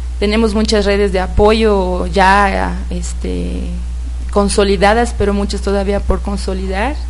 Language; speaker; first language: Spanish; non-native, fluent; Portuguese